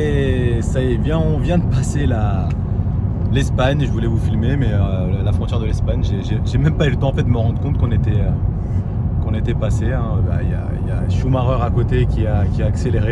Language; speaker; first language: French; early bilingual, other home language; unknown